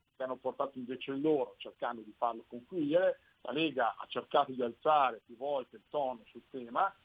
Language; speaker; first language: Italian; native; Italian